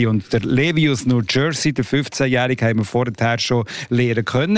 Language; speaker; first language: German; native; German